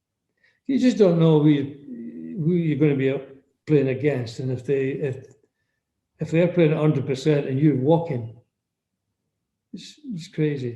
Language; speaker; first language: English; native; English